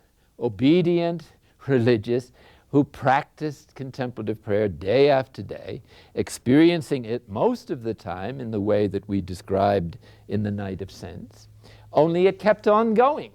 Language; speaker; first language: English; native; English